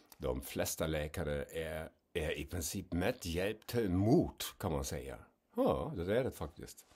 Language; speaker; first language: Swedish; non-native, fluent; German